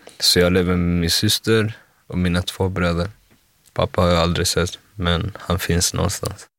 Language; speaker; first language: Swedish; early bilingual, other home language; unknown